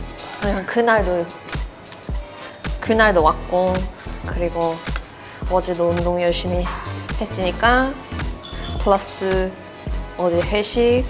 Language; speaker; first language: Korean; non-native, fluent; Swedish